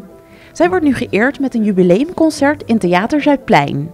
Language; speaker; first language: Dutch; native; Dutch